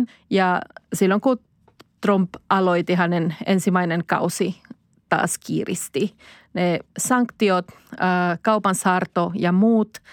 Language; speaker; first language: Finnish; non-native, fluent; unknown